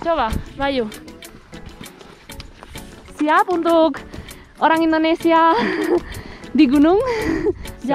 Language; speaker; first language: Indonesian; non-native, fluent; Spanish